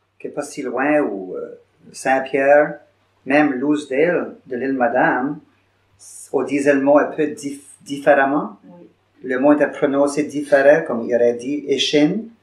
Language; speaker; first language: French; native; French